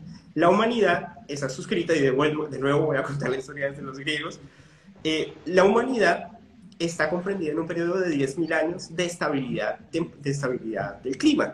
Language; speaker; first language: Spanish; native; Spanish